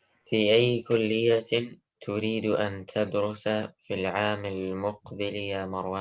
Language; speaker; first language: Arabic; non-native, learner; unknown